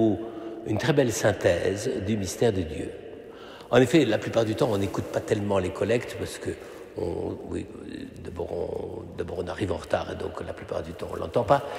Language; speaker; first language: French; native; French